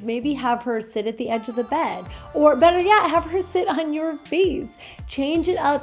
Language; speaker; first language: English; native; English